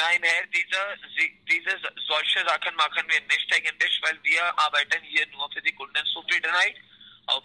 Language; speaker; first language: German; non-native, learner; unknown